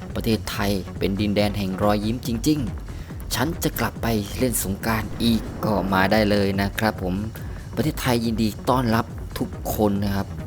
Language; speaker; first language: Thai; native; Thai